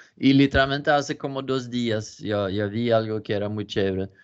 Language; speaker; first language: Spanish; non-native, learner; Swedish